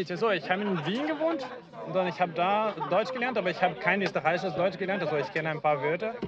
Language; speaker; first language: German; non-native, fluent; Portuguese